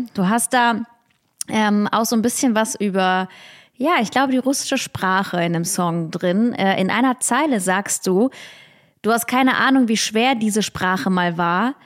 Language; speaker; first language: German; early bilingual, other home language; Russian